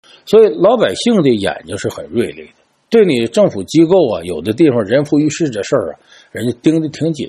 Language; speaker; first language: Chinese; native; Chinese